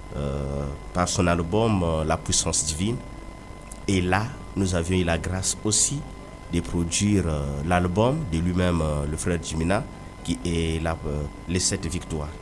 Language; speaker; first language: French; non-native, local second language; Kongo